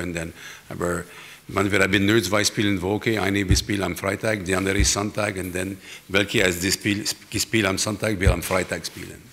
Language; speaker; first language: German; non-native, learner; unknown